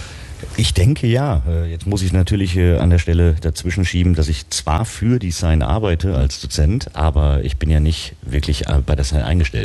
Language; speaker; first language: German; native; German